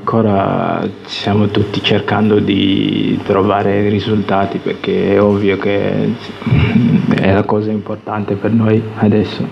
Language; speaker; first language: Italian; non-native, fluent; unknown